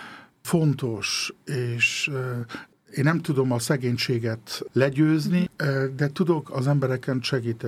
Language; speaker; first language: Hungarian; early bilingual, heritage; Hungarian